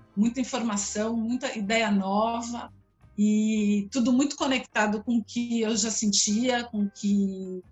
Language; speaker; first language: Portuguese; native; Portuguese